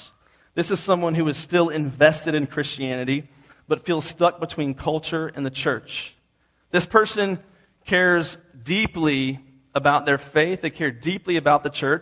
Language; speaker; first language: English; native; English